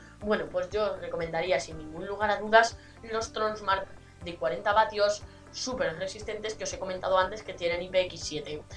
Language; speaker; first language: Spanish; native; Spanish